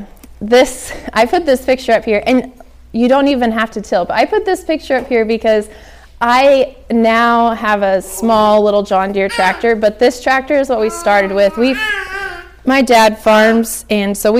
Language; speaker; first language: English; native; English